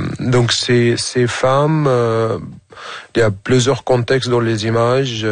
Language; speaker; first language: French; non-native, fluent; Arabic